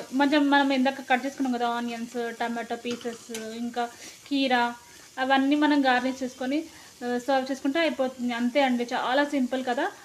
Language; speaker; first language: Telugu; non-native, local second language; Lambadi